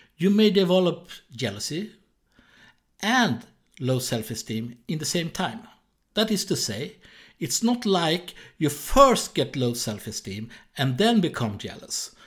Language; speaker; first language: English; non-native, fluent; Swedish